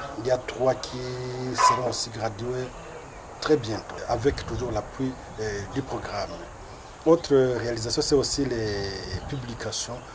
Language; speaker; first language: French; non-native, local second language; Rundi